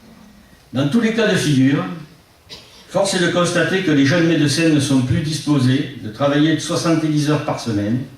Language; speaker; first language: French; native; French